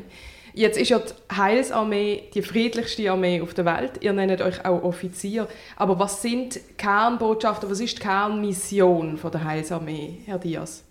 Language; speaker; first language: German; native; German